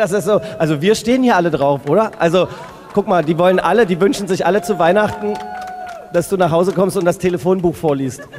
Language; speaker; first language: German; native; German